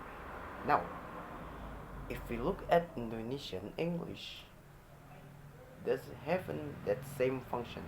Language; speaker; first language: English; non-native, learner; Indonesian